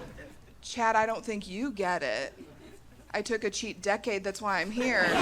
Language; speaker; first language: English; native; English